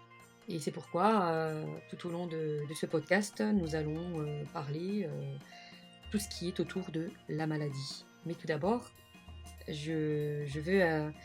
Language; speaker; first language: French; native; French